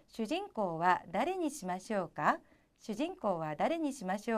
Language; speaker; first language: Japanese; non-native, fluent; Korean